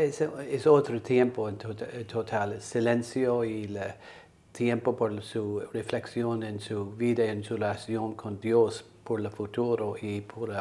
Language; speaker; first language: Spanish; non-native, learner; English